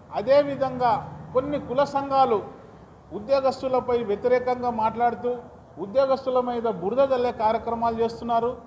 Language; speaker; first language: Telugu; non-native, local second language; Lambadi